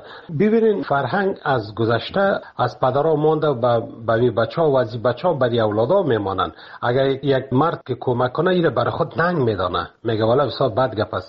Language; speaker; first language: Persian; native; Persian